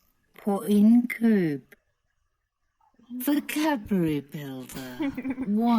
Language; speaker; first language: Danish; non-native, learner; English